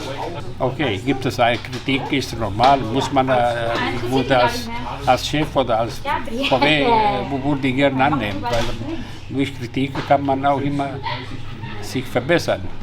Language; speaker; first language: German; non-native, fluent; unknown